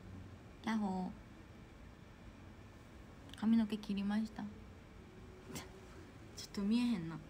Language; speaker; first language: Japanese; non-native, fluent; Korean